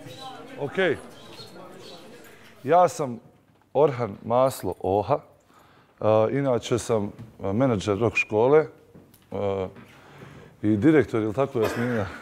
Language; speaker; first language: Bosnian; native; Bosnian